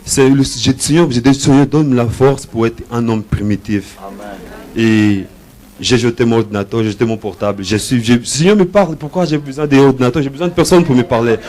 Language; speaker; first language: French; non-native, learner; Portuguese